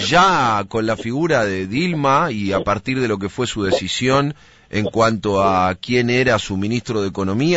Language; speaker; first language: Spanish; native; Spanish